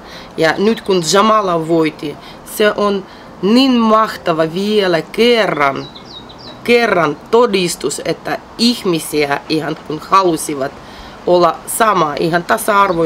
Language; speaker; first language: Finnish; non-native, learner; Ukrainian